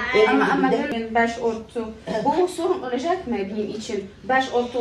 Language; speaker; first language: Turkish; non-native, learner; Arabic